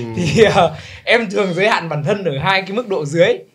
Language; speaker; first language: Vietnamese; native; Vietnamese